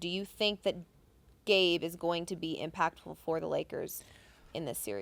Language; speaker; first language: English; native; English